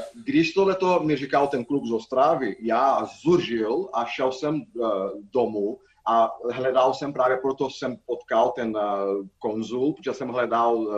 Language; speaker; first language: Czech; non-native, fluent; Portuguese